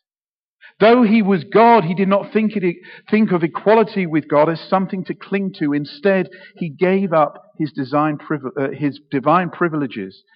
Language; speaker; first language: English; native; English